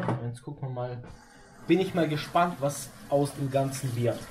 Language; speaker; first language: German; native; German